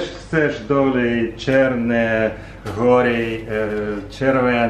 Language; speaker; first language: Polish; non-native, learner; Russian